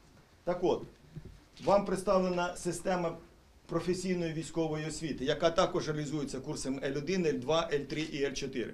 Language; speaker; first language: Ukrainian; native; Ukrainian